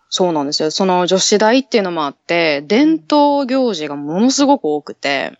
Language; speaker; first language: Japanese; native; Japanese